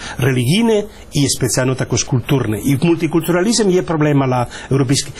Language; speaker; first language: Ukrainian; non-native, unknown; Spanish